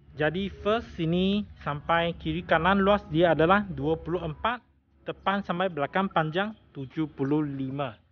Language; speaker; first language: Malay; non-native, local second language; Chinese